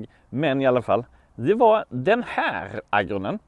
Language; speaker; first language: Swedish; native; Swedish